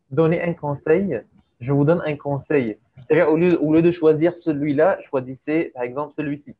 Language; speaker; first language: French; native; French